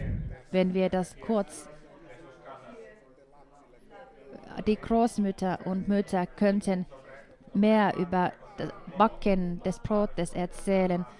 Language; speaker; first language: German; non-native, fluent; Finnish